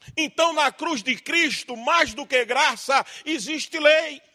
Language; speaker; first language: Portuguese; native; Portuguese